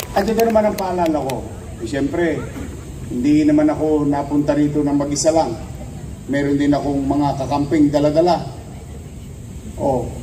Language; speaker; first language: Filipino; native; Filipino